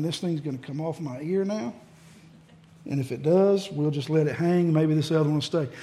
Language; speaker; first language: English; native; English